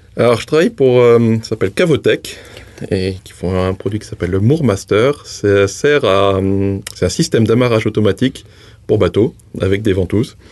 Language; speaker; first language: French; native; French